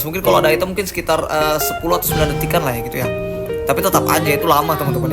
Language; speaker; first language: Indonesian; native; Indonesian